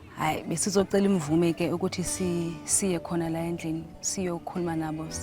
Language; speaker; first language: Zulu; non-native, local second language; Xhosa